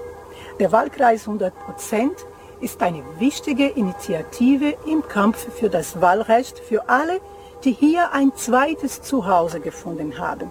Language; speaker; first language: German; non-native, fluent; Portuguese